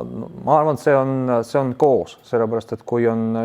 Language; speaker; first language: Estonian; non-native, local second language; Russian